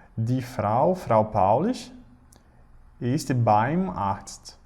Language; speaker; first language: German; non-native, fluent; Portuguese